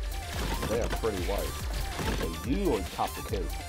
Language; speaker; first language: English; native; English